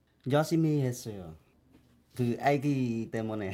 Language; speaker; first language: Korean; non-native, learner; Khmer